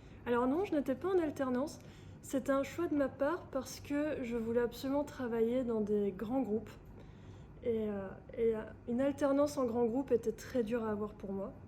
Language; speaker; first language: French; native; French